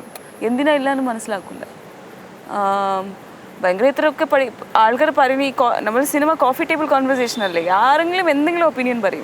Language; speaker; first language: Malayalam; non-native, fluent; Tamil